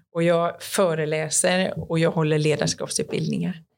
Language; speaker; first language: Swedish; native; Swedish